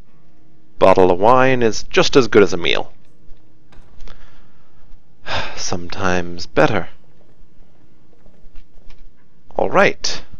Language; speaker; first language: English; native; English